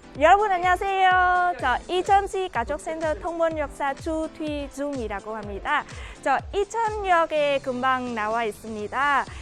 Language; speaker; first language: Korean; non-native, fluent; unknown